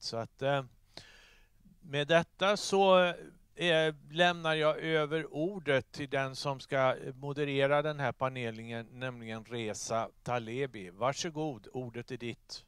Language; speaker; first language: Swedish; native; Swedish